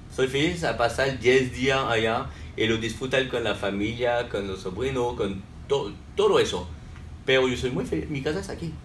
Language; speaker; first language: Spanish; non-native, fluent; French